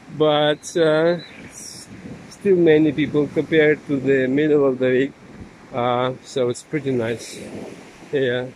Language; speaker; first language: English; non-native, fluent; Russian